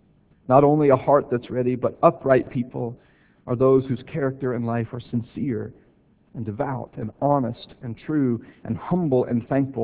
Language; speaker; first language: English; native; English